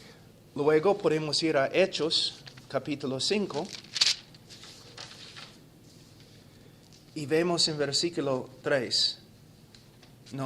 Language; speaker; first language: Spanish; non-native, fluent; English